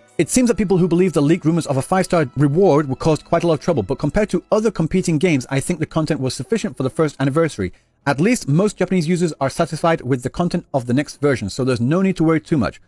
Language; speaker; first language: English; native; English